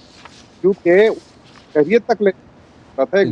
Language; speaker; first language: Urdu; native; Urdu